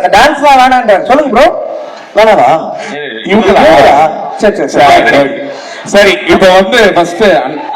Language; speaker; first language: Tamil; native; Tamil